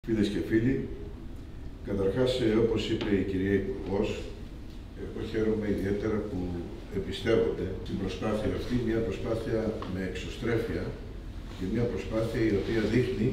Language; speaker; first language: Greek; native; Greek